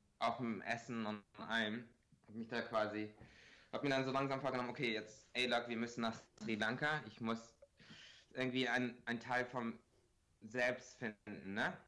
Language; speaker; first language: German; native; German